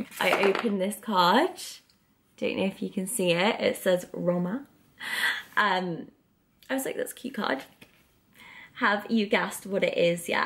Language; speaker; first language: English; native; English